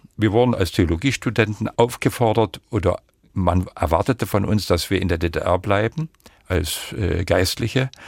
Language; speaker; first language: German; non-native, local second language; Upper Sorbian